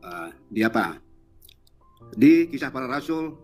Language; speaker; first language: Indonesian; native; Indonesian